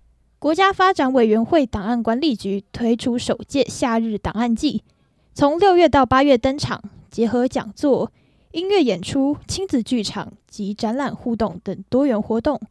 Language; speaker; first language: Chinese; native; Chinese